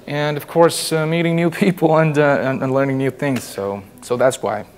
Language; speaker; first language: English; non-native, fluent; Estonian